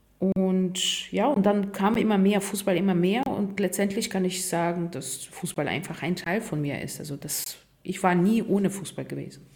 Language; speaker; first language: German; non-native, fluent; Russian